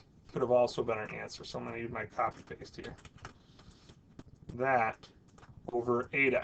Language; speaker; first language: English; native; English